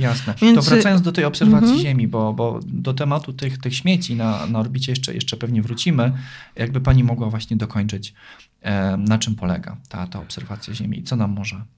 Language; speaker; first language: Polish; native; Polish